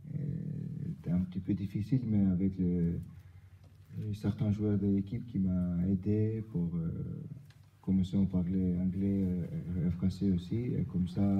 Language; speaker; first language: French; non-native, learner; Albanian